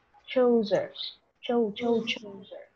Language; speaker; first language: English; non-native, fluent; Vietnamese